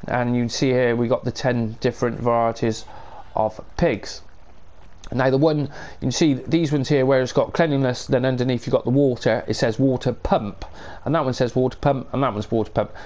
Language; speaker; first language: English; native; English